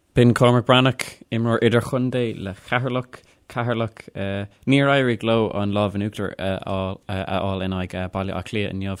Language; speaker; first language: Irish; non-native, local second language; English